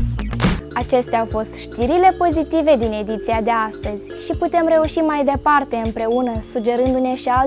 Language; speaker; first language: Romanian; native; Romanian